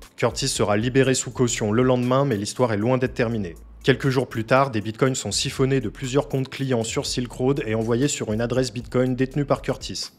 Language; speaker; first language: French; native; French